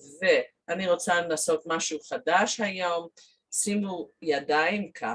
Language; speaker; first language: Hebrew; non-native, fluent; English